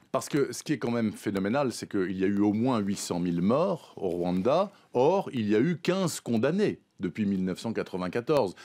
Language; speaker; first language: French; native; French